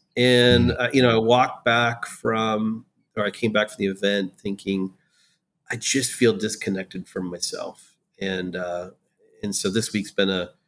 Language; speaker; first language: English; native; English